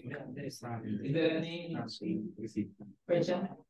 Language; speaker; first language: English; non-native, fluent; Indonesian